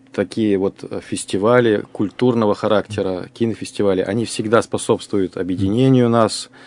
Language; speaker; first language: Russian; native; Russian